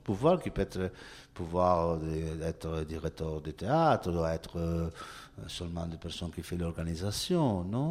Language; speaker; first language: French; non-native, learner; Italian